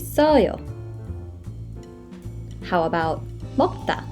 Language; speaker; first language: Korean; non-native, fluent; English